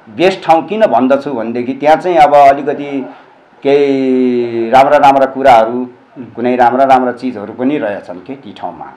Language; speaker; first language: Nepali; native; Nepali